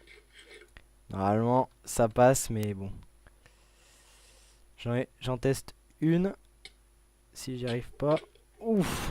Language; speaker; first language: French; native; French